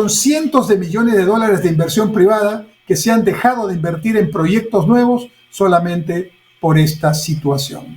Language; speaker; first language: Spanish; native; Spanish